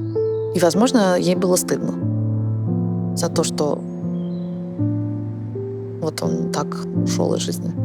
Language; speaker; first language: Russian; native; Russian